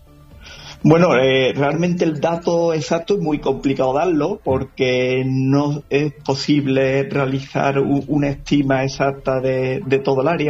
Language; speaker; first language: Spanish; native; Spanish